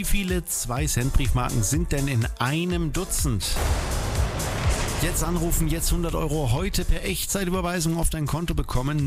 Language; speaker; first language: German; native; German